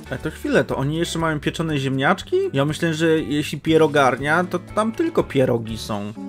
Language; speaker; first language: Polish; native; Polish